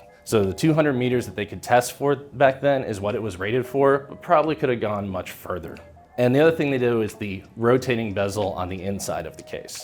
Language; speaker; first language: English; native; English